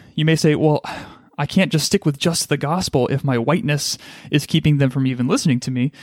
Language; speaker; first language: English; native; English